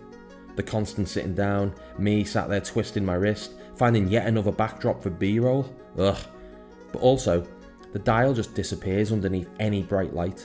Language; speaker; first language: English; native; English